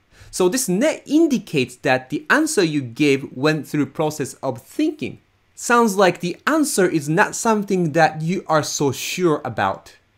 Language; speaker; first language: English; non-native, fluent; Japanese